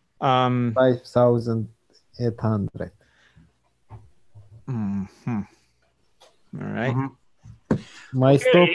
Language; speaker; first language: English; non-native, learner; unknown